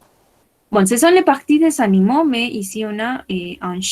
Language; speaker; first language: French; non-native, fluent; Spanish